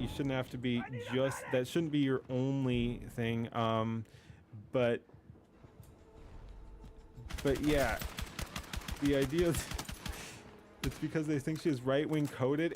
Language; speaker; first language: English; native; English